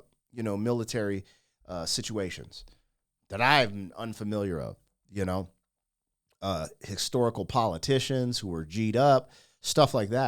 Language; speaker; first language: English; native; English